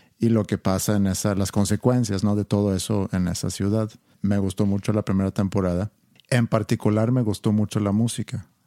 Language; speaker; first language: Spanish; non-native, fluent; Swedish